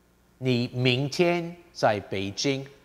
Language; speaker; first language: Chinese; non-native, fluent; English